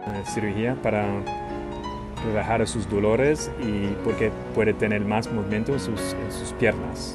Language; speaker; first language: Spanish; non-native, learner; English